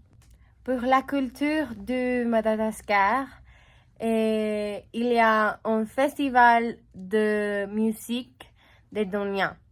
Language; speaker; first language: French; non-native, learner; Spanish